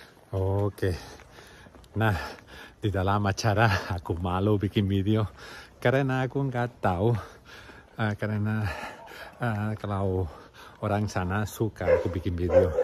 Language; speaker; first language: Indonesian; non-native, learner; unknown